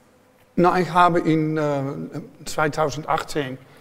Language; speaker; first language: German; non-native, fluent; Dutch